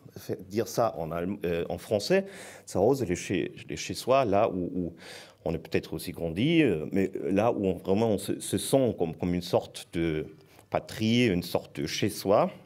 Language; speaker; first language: French; non-native, fluent; German